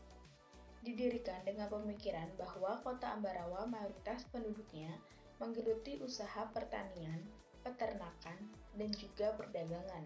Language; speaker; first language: Indonesian; native; Indonesian